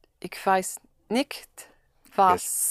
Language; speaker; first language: German; non-native, learner; English